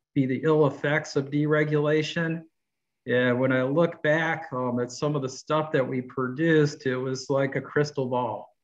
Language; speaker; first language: English; native; English